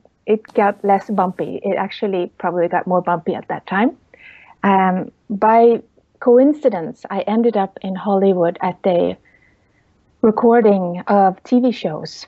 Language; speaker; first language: English; non-native, fluent; Swedish